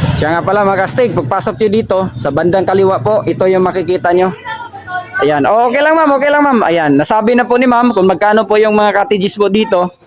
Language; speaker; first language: Filipino; non-native, local second language; Cebuano